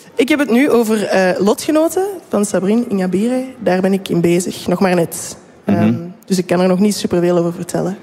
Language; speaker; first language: Dutch; native; Dutch